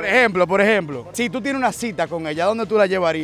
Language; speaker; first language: Spanish; native; Spanish